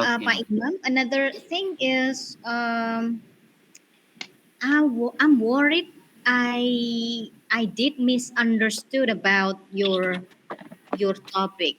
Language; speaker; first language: English; non-native, fluent; Indonesian